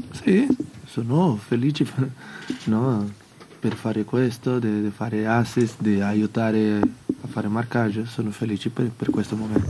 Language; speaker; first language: Italian; non-native, learner; Portuguese